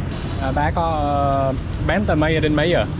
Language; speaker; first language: Vietnamese; non-native, learner; English